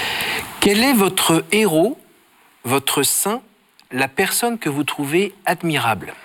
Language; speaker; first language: French; native; French